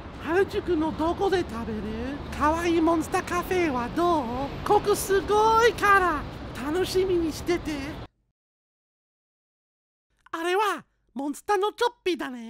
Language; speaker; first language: Japanese; non-native, fluent; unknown